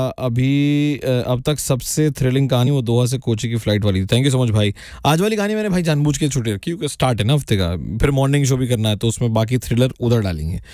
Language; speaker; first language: Hindi; native; Hindi